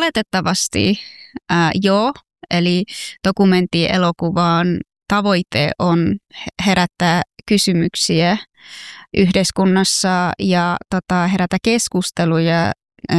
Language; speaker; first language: Finnish; non-native, fluent; Persian